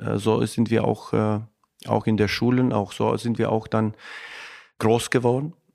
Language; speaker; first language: German; non-native, fluent; Albanian